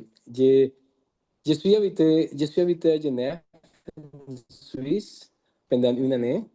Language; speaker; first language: French; non-native, learner; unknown